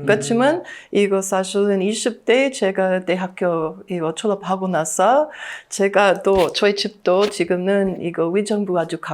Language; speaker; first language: Korean; non-native, learner; English